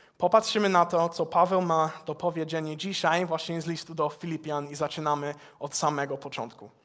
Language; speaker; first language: Polish; non-native, fluent; English